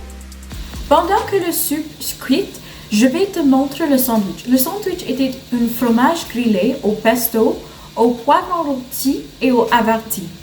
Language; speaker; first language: French; non-native, learner; English